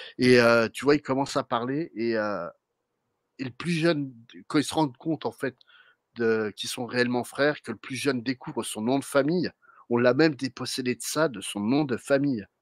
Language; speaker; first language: French; native; French